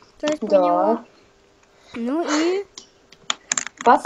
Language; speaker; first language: Russian; native; Russian